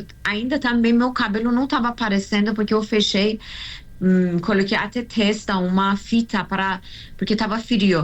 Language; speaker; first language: Portuguese; non-native, learner; Persian